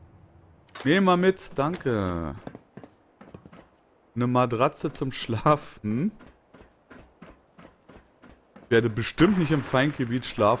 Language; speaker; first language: German; native; German